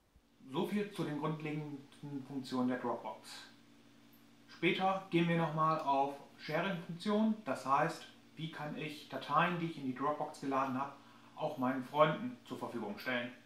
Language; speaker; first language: German; native; German